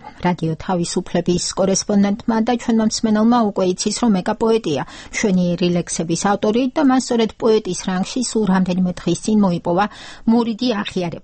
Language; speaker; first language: Georgian; native; Georgian